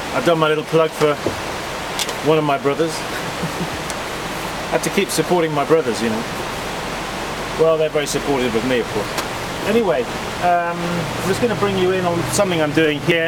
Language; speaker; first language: English; native; English